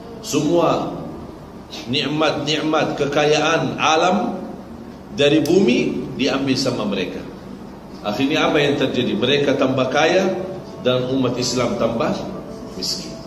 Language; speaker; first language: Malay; non-native, fluent; Arabic